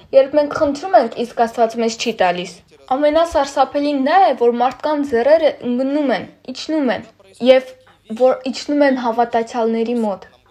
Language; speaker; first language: Armenian; non-native, local second language; Russian